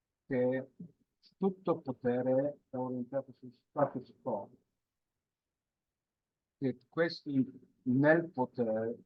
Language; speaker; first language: Italian; non-native, fluent; Polish